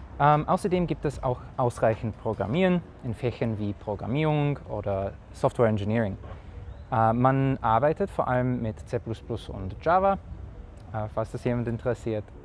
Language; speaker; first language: German; non-native, fluent; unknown